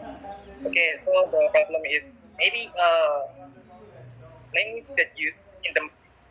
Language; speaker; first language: English; non-native, learner; Indonesian